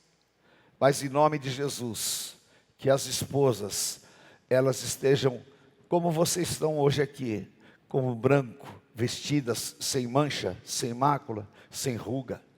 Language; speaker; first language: Portuguese; native; Portuguese